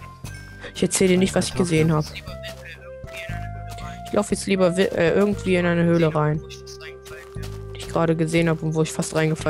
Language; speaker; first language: German; native; German